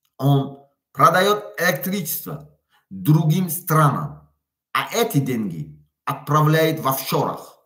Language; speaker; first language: Russian; non-native, local second language; Tajik